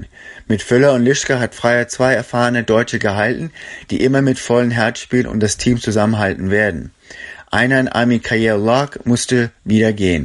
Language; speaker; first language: German; native; German